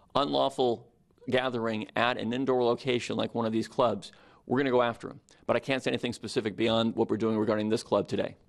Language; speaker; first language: English; native; English